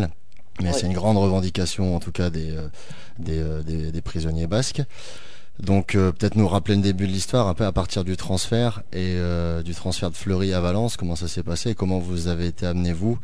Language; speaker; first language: French; native; French